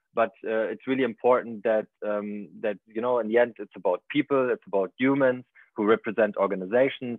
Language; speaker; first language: English; non-native, fluent; German